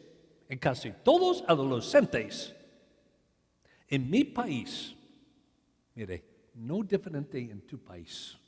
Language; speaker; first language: Spanish; non-native, learner; English